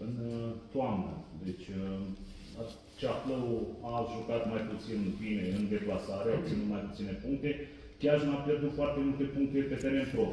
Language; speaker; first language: Romanian; native; Romanian